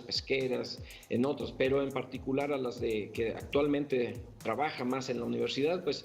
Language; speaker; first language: Spanish; native; Spanish